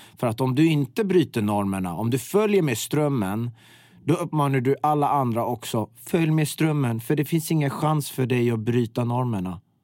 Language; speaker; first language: Swedish; early bilingual, other home language; Persian